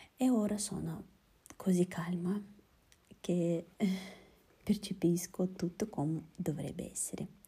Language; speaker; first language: Italian; non-native, fluent; Russian